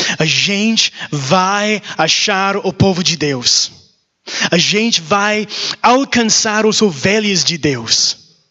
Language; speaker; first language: Portuguese; non-native, learner; English